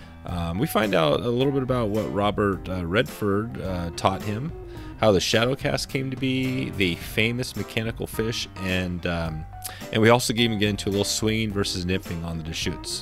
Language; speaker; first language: English; native; English